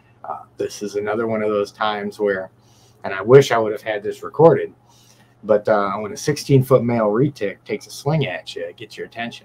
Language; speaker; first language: English; native; English